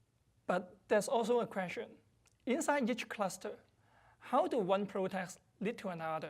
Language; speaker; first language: English; non-native, fluent; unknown